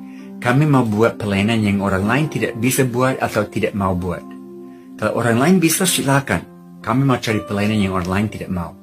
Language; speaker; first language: Indonesian; non-native, fluent; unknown